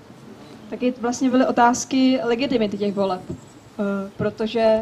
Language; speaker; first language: Czech; native; Czech